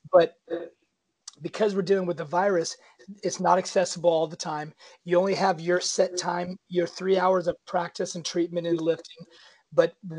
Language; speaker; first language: English; native; English